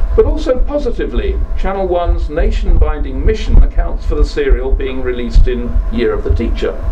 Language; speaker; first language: English; native; English